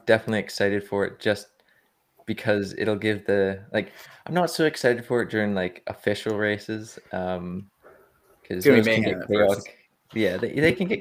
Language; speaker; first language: English; native; English